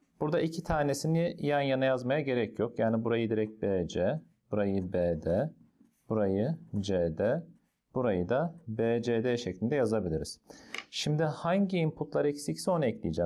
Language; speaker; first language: Turkish; native; Turkish